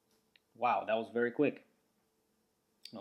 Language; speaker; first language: English; native; English